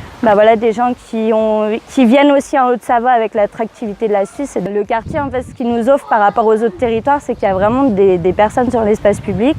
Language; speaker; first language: French; native; French